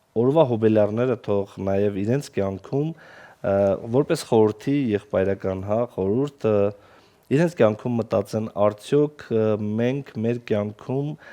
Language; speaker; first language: Armenian; non-native, local second language; Kurdish